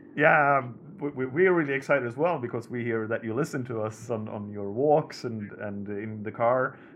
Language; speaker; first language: English; non-native, fluent; Swedish